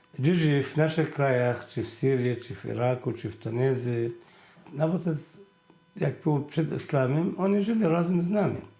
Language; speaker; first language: Polish; non-native, fluent; Arabic